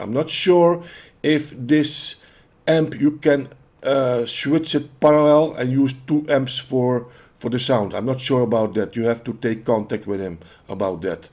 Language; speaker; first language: English; non-native, fluent; Dutch